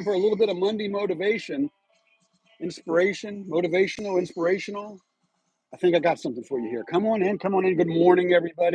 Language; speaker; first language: English; native; English